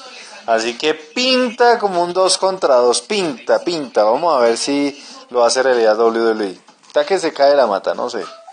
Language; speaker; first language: Spanish; native; Spanish